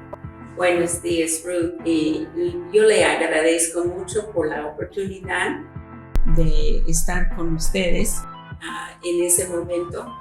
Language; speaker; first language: Spanish; non-native, fluent; English